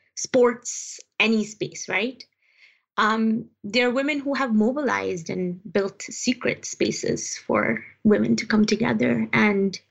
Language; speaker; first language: English; non-native, local second language; Uzbek